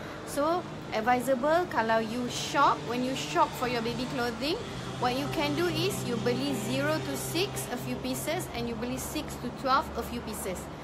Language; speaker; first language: English; non-native, local second language; Malay